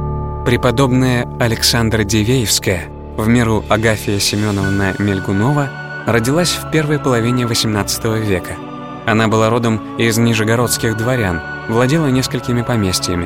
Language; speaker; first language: Russian; native; Russian